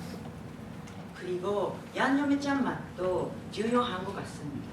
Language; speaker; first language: Korean; non-native, fluent; Japanese